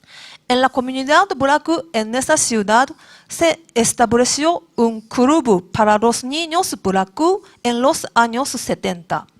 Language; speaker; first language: Spanish; non-native, learner; Japanese